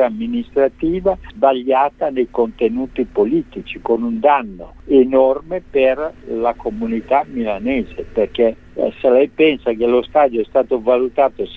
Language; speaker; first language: Italian; native; Italian